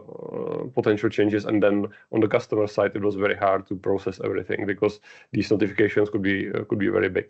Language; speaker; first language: English; non-native, fluent; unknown